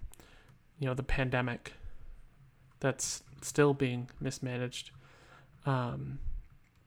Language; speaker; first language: English; native; English